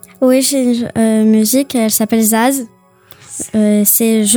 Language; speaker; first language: French; early bilingual, other home language; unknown